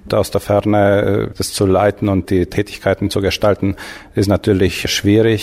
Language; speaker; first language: German; native; German